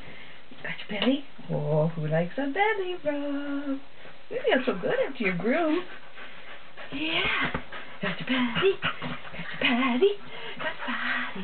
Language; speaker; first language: English; native; English